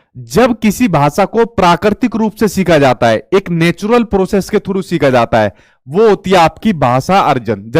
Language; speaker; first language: Hindi; native; Hindi